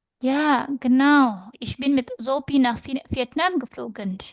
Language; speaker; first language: German; non-native, fluent; Indonesian